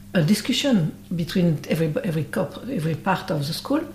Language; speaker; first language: English; non-native, fluent; French